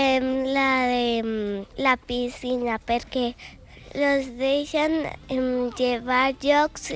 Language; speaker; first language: Catalan; non-native, local second language; Spanish